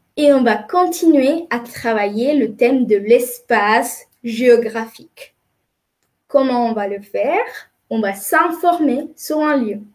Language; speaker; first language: French; non-native, fluent; Spanish